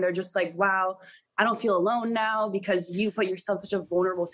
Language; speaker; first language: English; early bilingual, other home language; Italian